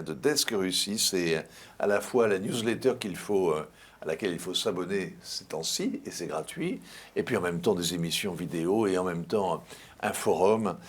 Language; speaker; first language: French; native; French